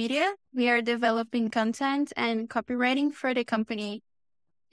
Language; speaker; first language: English; non-native, fluent; Portuguese